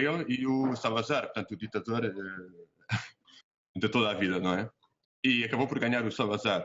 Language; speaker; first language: Portuguese; native; Portuguese